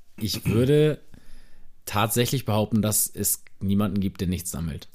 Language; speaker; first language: German; native; German